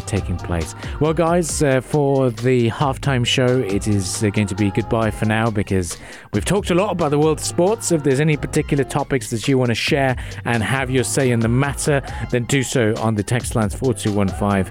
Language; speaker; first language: English; non-native, local second language; Urdu